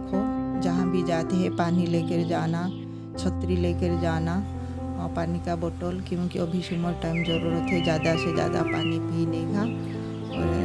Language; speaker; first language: Hindi; non-native, local second language; Odia